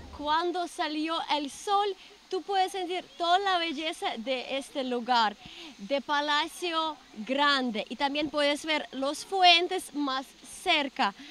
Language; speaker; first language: Spanish; non-native, fluent; Russian